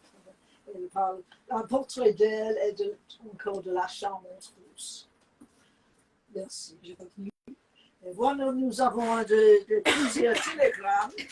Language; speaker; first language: French; non-native, fluent; English